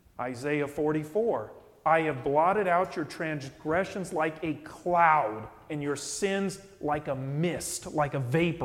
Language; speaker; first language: English; native; English